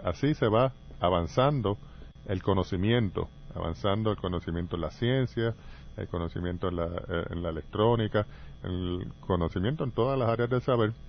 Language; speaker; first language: Spanish; native; Spanish